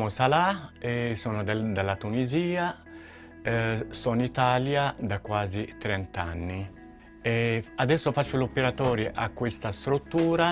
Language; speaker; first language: Italian; non-native, fluent; Arabic